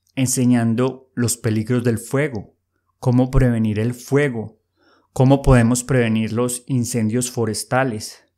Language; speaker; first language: Spanish; native; Spanish